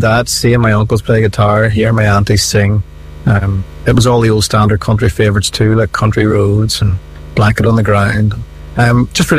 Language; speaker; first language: English; native; English